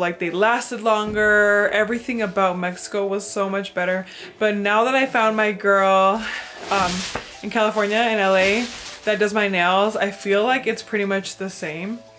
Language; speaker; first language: English; early bilingual, other home language; Spanish